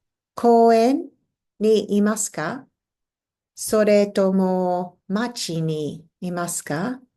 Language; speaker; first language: Japanese; non-native, fluent; English